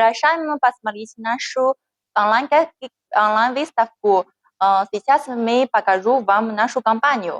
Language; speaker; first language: Russian; non-native, learner; Chinese